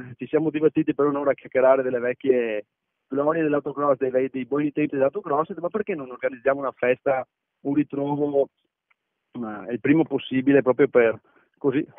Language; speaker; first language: Italian; native; Italian